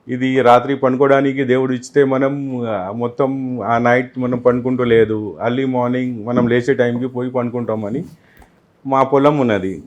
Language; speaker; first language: Telugu; non-native, local second language; Urdu